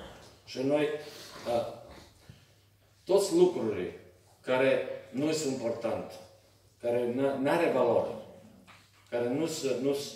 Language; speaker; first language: Romanian; non-native, learner; Serbian